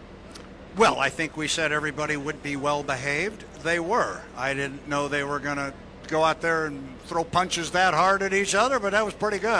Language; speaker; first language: English; native; English